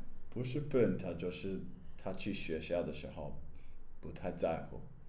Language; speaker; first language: Chinese; non-native, learner; English